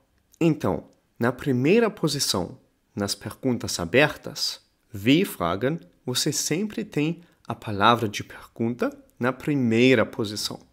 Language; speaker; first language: Portuguese; non-native, fluent; German